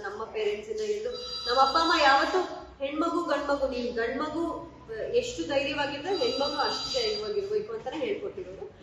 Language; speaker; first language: Kannada; non-native, local second language; Kodava